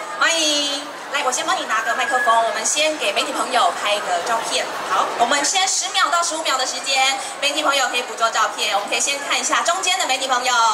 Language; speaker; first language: Chinese; native; Chinese